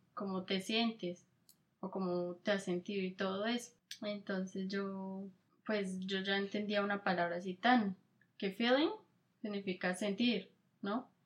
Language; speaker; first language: Spanish; native; Spanish